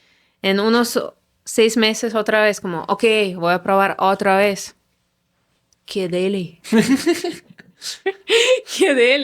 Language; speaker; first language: Spanish; non-native, fluent; Russian